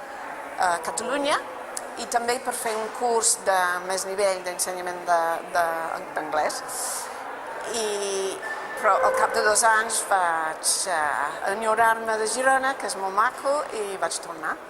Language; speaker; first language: Catalan; non-native, fluent; English